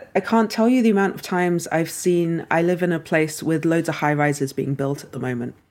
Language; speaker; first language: English; native; English